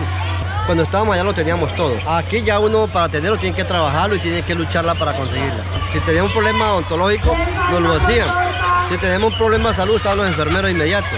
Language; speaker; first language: Spanish; native; Spanish